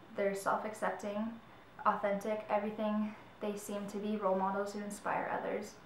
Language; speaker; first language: English; native; English